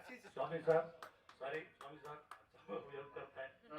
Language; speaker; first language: Hindi; non-native, local second language; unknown